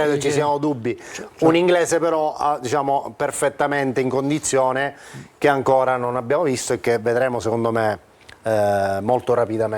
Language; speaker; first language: Italian; native; Italian